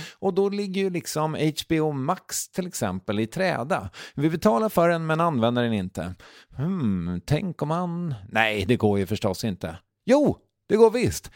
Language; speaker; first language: Swedish; native; Swedish